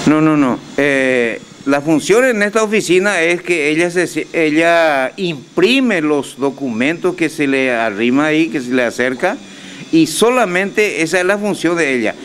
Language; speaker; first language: Spanish; native; Spanish